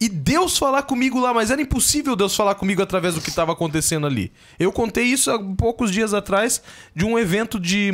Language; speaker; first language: Portuguese; native; Portuguese